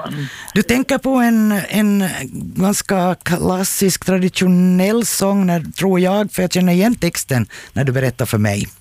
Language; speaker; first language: Swedish; native; Swedish